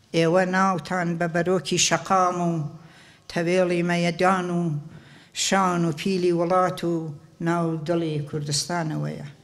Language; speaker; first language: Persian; non-native, local second language; Central Kurdish